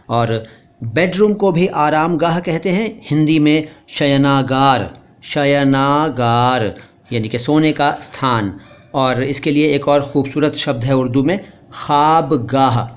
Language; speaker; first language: Hindi; native; Hindi